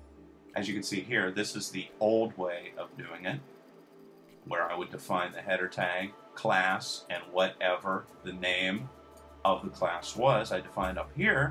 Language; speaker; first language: English; native; English